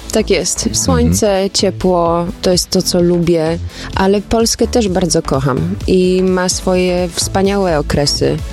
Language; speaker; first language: Polish; early bilingual, other home language; German